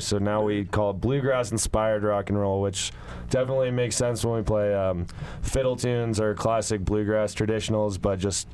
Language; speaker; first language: English; native; English